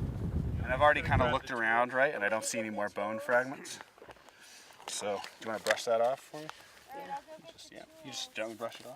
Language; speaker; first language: English; native; English